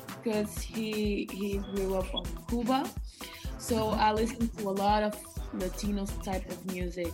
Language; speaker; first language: English; non-native, learner; Kabuverdianu